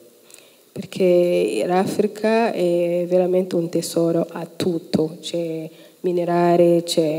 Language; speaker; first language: Italian; non-native, fluent; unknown